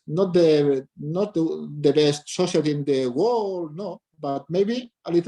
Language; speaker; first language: English; non-native, learner; Catalan